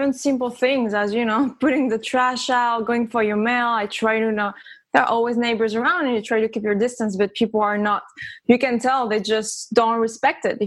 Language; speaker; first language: English; early bilingual, other home language; French